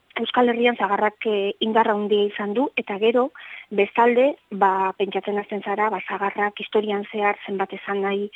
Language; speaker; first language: Basque; native; Basque